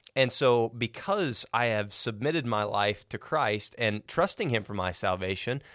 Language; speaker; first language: English; native; English